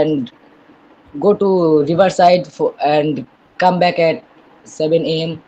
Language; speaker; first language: English; non-native, learner; Bangla